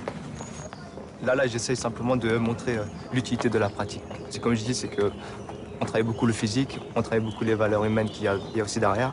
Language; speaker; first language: French; native; French